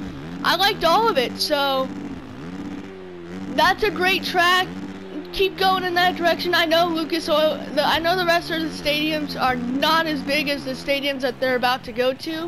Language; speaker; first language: English; native; English